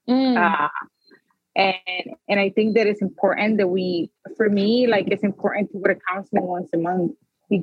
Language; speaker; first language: English; early bilingual, other home language; Spanish